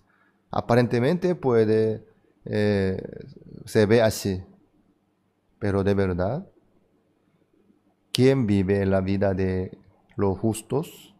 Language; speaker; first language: Spanish; non-native, fluent; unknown